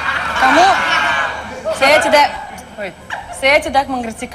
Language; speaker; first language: Indonesian; non-native, learner; Russian